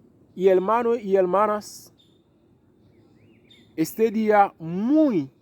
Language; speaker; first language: Spanish; non-native, learner; Haitian Creole